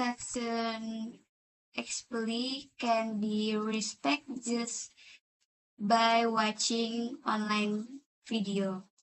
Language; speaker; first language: English; non-native, learner; Indonesian